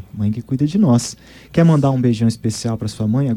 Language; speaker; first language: Portuguese; native; Portuguese